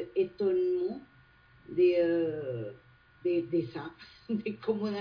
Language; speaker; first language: French; non-native, fluent; Spanish